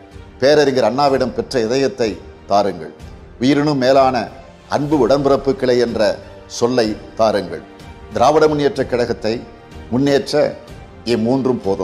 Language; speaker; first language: Tamil; native; Tamil